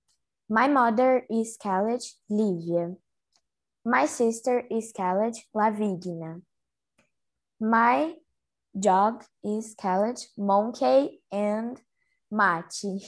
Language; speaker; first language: English; non-native, learner; Portuguese